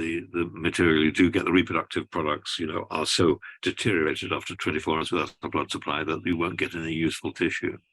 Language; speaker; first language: English; native; English